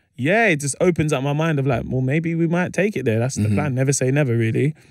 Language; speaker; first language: English; native; English